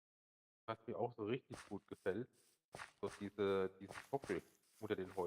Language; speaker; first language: German; native; German